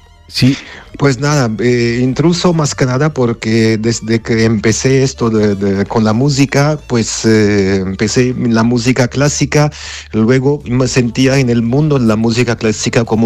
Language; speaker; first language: Spanish; non-native, fluent; Armenian